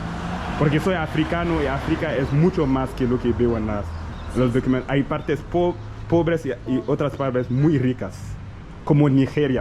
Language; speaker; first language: Spanish; non-native, local second language; French